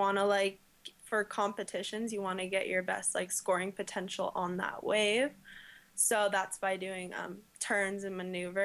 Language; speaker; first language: English; native; English